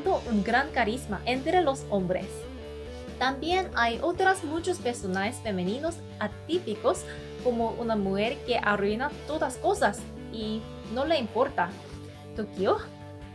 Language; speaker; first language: Spanish; non-native, fluent; Korean